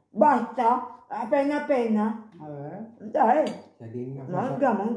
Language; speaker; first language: Italian; non-native, learner; Filipino